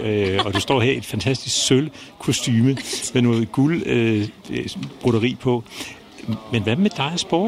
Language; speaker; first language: Danish; native; Danish